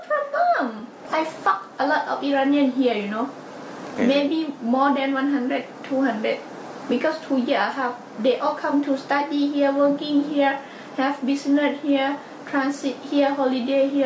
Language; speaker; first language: English; non-native, learner; Thai